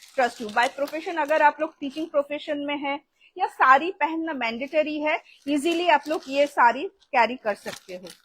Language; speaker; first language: Hindi; non-native, local second language; Bangla